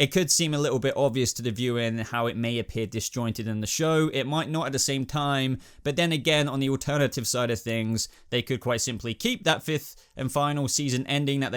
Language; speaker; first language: English; native; English